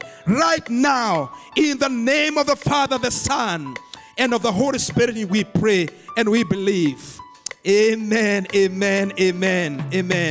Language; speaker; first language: English; non-native, local second language; Swahili